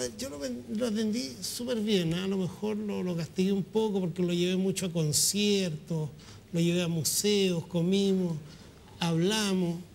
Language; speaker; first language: Spanish; native; Spanish